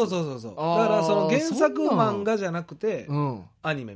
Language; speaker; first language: Japanese; native; Japanese